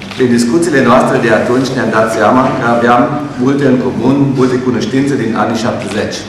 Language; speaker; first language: Romanian; non-native, local second language; German